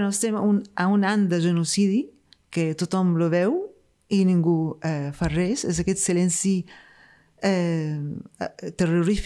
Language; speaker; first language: Catalan; non-native, fluent; Arabic